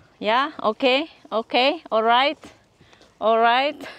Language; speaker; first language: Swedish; non-native, learner; Filipino